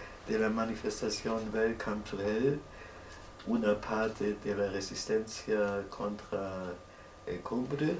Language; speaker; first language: Spanish; non-native, learner; German